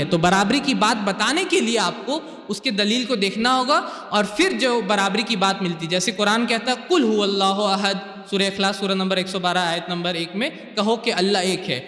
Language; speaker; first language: Urdu; native; Urdu